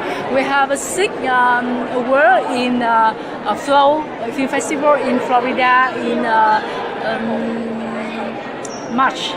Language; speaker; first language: English; non-native, learner; Vietnamese